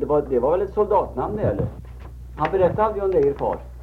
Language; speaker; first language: Swedish; native; Swedish